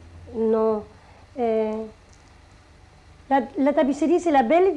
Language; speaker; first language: French; non-native, fluent; Spanish